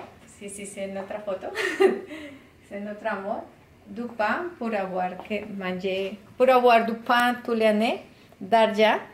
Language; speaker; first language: French; non-native, learner; Spanish